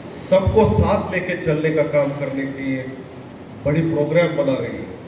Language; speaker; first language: Hindi; non-native, local second language; Kannada